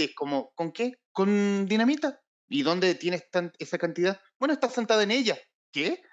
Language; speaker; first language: Spanish; native; Spanish